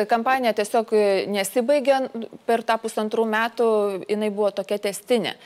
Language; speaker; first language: Lithuanian; native; Lithuanian